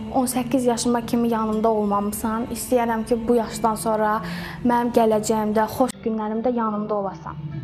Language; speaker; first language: Azerbaijani; early bilingual, heritage; Azerbaijani